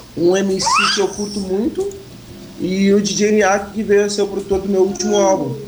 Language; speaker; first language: Portuguese; native; Portuguese